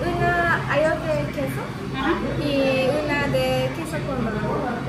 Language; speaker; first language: Spanish; non-native, learner; Japanese